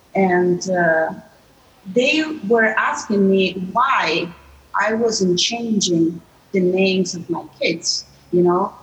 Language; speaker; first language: English; non-native, fluent; Italian